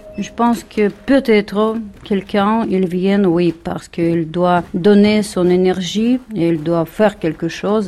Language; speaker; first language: French; non-native, learner; Russian